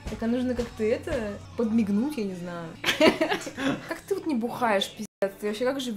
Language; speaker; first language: Russian; native; Russian